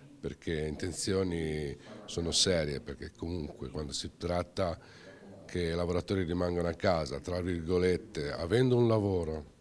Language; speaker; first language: Italian; native; Italian